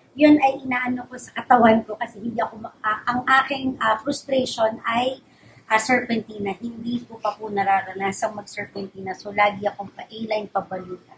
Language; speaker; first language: Filipino; native; Filipino